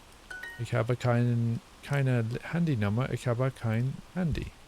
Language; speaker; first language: German; non-native, learner; English